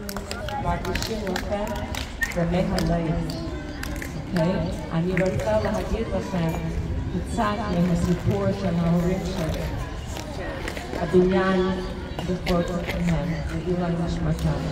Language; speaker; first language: Hebrew; non-native, fluent; English